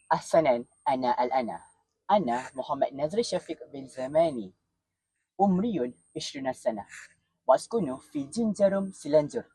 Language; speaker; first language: Arabic; non-native, learner; Malay